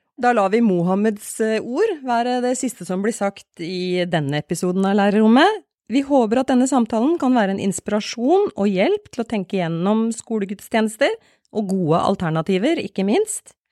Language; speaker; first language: Norwegian; native; Norwegian